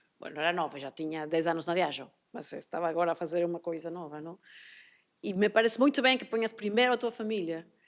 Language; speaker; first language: Portuguese; non-native, fluent; Spanish